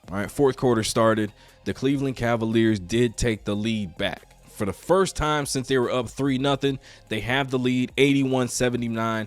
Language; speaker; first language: English; native; English